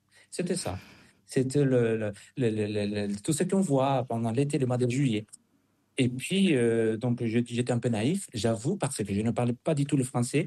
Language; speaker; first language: French; non-native, fluent; Spanish